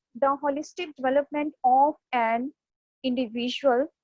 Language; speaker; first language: English; non-native, local second language; Punjabi